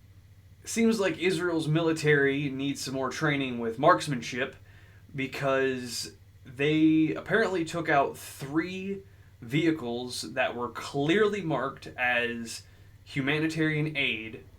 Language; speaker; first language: English; native; English